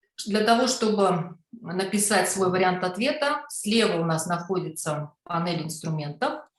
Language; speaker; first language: Russian; native; Russian